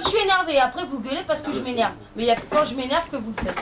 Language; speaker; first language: French; native; French